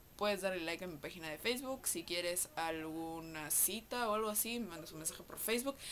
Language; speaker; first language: Spanish; native; Spanish